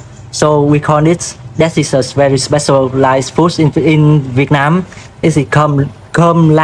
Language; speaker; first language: English; non-native, learner; Vietnamese